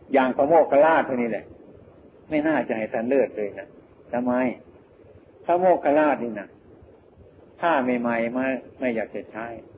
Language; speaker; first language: Thai; non-native, local second language; Northeastern Thai